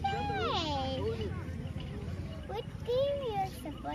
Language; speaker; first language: English; non-native, learner; Persian